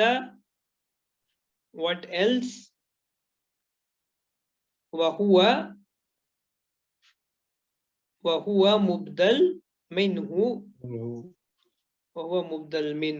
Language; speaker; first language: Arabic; non-native, fluent; Urdu